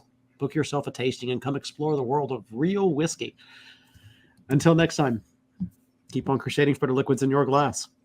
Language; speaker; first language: English; native; English